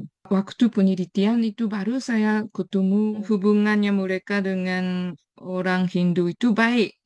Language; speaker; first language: Indonesian; non-native, fluent; Japanese